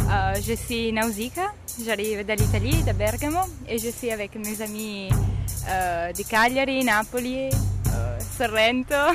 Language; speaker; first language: French; non-native, learner; Italian